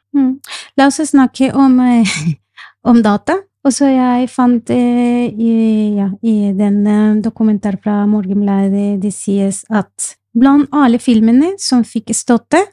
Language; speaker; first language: Norwegian; non-native, fluent; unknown